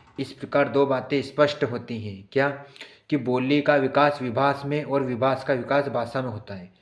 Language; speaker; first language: Hindi; native; Hindi